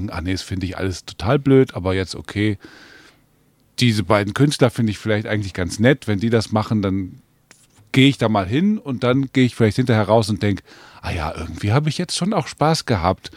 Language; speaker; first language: German; native; German